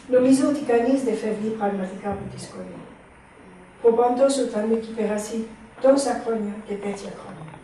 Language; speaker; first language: Greek; non-native, fluent; French